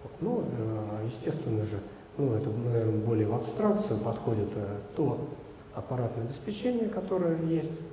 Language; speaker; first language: Russian; native; Russian